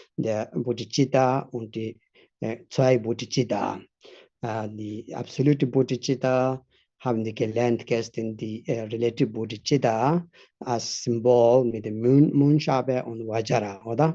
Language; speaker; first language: German; non-native, fluent; Tibetan